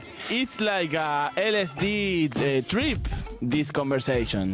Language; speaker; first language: English; non-native, learner; Spanish